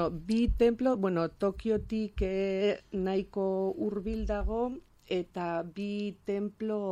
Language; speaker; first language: Basque; non-native, local second language; Spanish